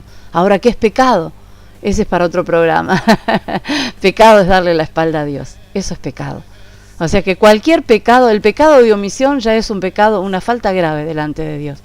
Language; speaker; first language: Spanish; native; Spanish